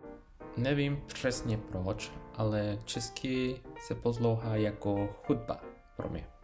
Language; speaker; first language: Czech; non-native, learner; Spanish